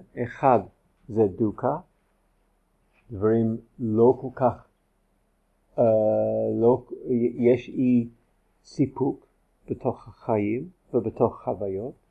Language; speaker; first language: Hebrew; non-native, fluent; English